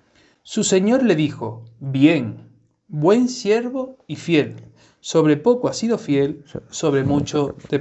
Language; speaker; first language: Spanish; native; Spanish